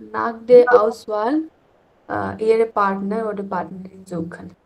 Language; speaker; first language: German; non-native, learner; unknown